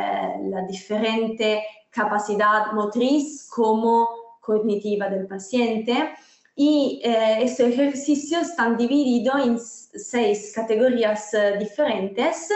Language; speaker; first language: Spanish; non-native, fluent; Italian